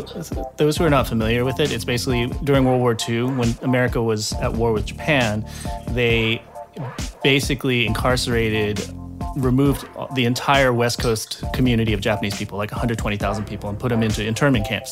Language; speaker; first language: English; native; English